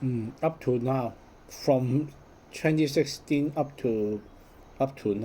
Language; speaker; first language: English; non-native, learner; Cantonese